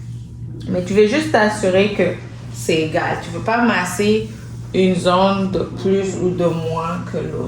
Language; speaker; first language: French; native; French